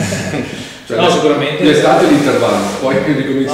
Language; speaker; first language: Italian; native; Italian